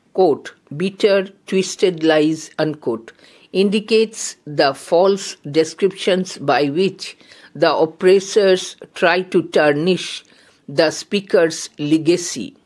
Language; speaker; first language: English; non-native, local second language; Bangla